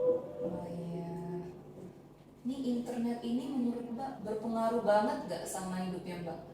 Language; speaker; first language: Indonesian; native; Indonesian